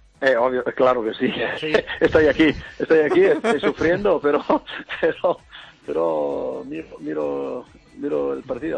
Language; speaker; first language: Spanish; non-native, fluent; Italian